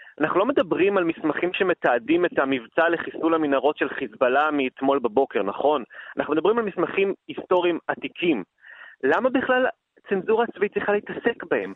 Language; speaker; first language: Hebrew; native; Hebrew